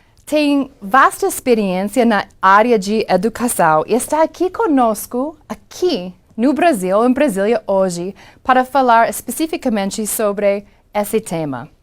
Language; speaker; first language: Portuguese; non-native, fluent; English